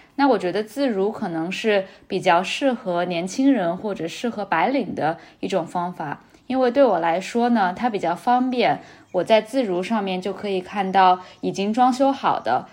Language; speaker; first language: Chinese; native; Chinese